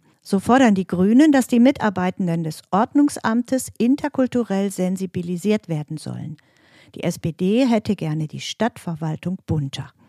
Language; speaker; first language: German; native; German